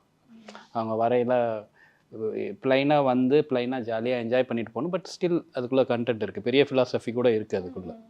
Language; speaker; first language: Tamil; native; Tamil